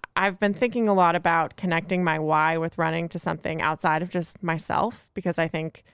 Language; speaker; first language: English; native; English